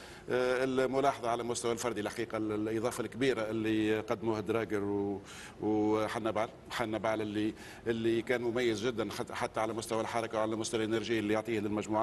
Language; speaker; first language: Arabic; native; Arabic